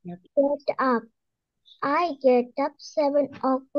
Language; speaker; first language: English; non-native, learner; Bangla